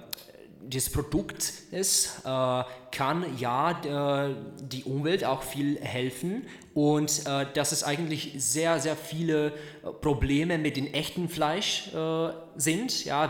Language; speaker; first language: German; non-native, learner; Czech